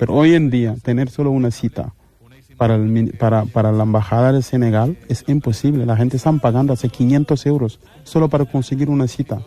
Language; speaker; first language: Spanish; non-native, fluent; Mandingo